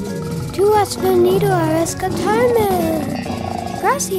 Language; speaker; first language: Spanish; non-native, learner; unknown